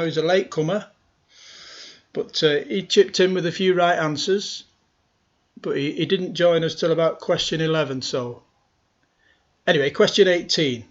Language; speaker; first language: English; native; English